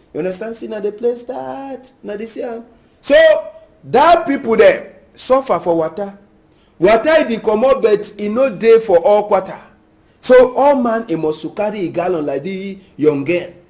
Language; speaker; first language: Nigerian Pidgin; native; Nigerian Pidgin